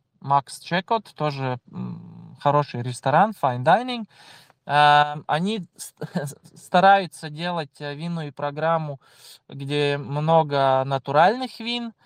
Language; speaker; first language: Russian; non-native, local second language; Latvian